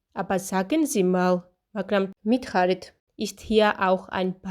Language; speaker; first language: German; non-native, fluent; Georgian